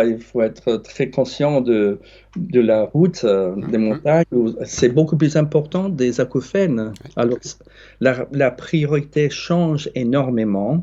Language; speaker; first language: French; non-native, fluent; English